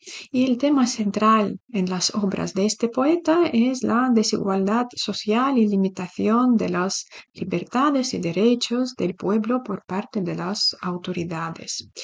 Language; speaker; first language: Spanish; non-native, fluent; Ukrainian